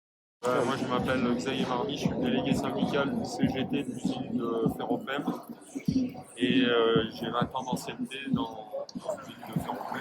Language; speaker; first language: French; native; French